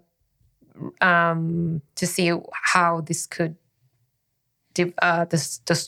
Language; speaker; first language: English; non-native, fluent; Korean